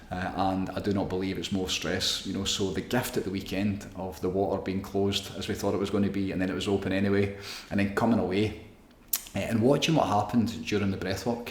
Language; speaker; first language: English; native; English